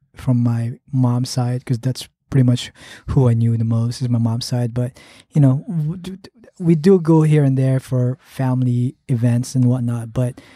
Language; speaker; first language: English; early bilingual, other home language; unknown